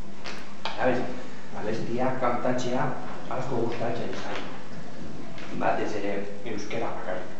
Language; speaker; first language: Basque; non-native, learner; Spanish